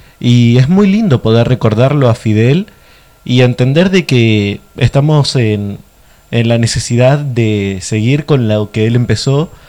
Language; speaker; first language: Spanish; native; Spanish